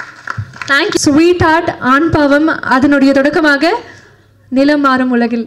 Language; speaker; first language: Tamil; native; Tamil